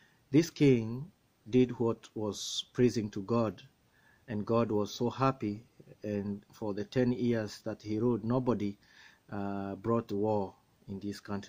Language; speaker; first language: English; non-native, local second language; Swahili